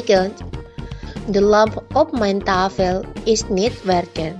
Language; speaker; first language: Dutch; non-native, learner; Indonesian